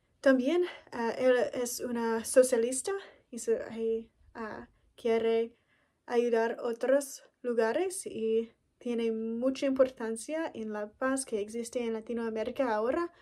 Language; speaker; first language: Spanish; non-native, learner; English